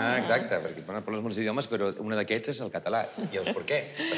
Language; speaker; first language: Catalan; non-native, fluent; Icelandic